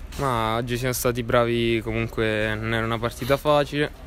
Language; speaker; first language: Italian; native; Italian